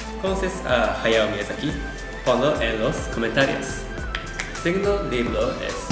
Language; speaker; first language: Spanish; non-native, learner; Japanese